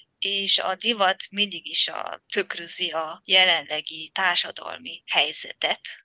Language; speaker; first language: Hungarian; non-native, fluent; Japanese